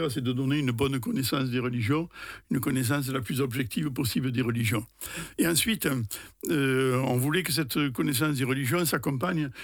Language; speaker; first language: French; native; French